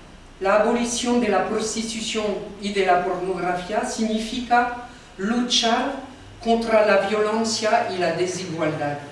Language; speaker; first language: Spanish; non-native, fluent; French